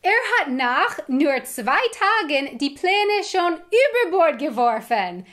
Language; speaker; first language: German; non-native, fluent; English